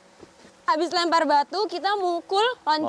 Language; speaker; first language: Indonesian; native; Indonesian